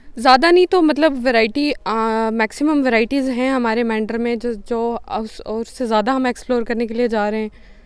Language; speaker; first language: Hindi; non-native, local second language; Gujari